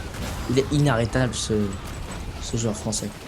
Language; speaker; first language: French; native; French